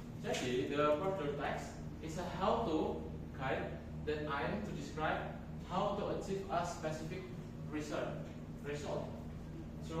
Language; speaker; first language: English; non-native, fluent; Indonesian